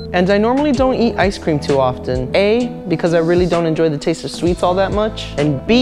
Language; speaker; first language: English; native; English